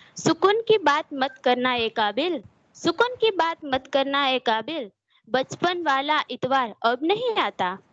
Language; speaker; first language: Hindi; non-native, local second language; Gujarati